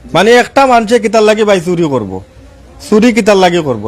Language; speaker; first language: Bangla; non-native, local second language; Sylheti